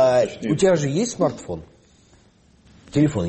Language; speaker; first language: Russian; native; Russian